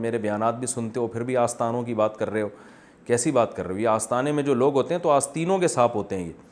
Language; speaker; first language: Urdu; native; Urdu